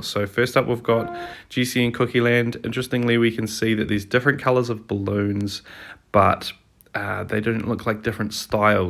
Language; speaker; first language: English; native; English